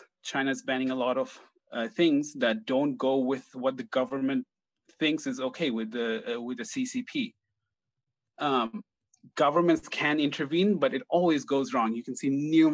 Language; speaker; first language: English; non-native, local second language; Bangla